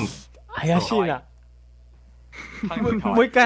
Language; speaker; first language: Japanese; native; Japanese